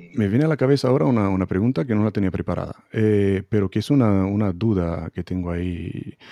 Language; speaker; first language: Spanish; non-native, fluent; Hebrew